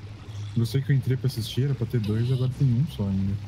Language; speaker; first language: Portuguese; native; Portuguese